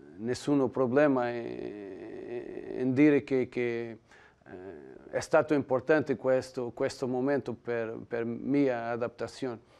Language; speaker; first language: Italian; non-native, learner; Portuguese